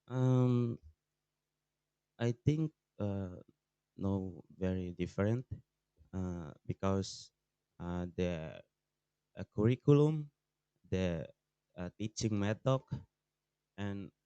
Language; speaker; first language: English; non-native, learner; Tetum